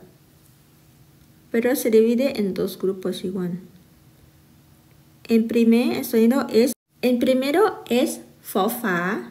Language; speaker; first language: Spanish; non-native, fluent; Thai